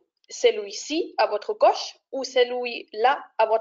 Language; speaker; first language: French; non-native, fluent; German